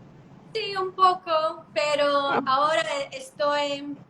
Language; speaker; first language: Spanish; non-native, learner; English